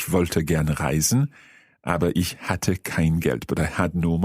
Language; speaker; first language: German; non-native, fluent; English